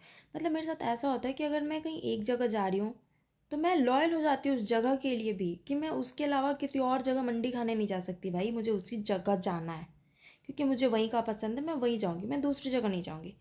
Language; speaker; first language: Hindi; native; Hindi